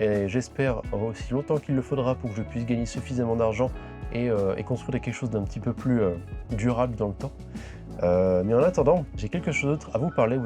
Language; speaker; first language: French; native; French